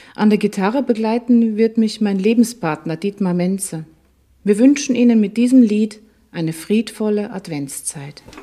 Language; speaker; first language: German; native; German